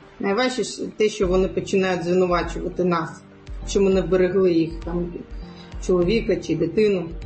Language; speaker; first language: Ukrainian; non-native, local second language; Crimean Tatar